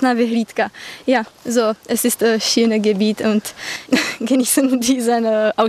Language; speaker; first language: German; non-native, fluent; Czech